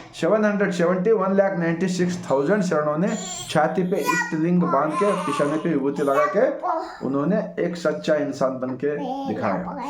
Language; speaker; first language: Hindi; non-native, local second language; Kannada